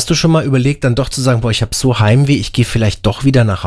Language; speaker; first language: German; native; German